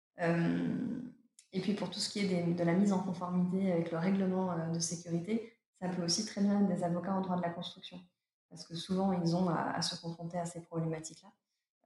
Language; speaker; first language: French; native; French